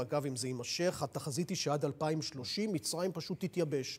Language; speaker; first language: Hebrew; native; Hebrew